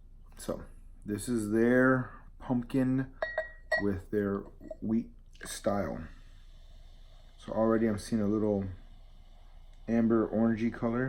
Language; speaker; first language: English; native; English